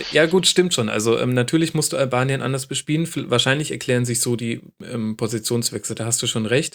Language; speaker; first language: German; native; German